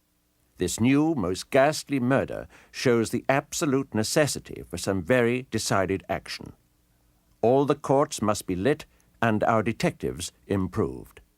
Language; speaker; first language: English; native; English